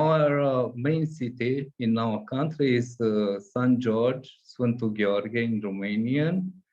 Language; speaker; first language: English; non-native, fluent; Hungarian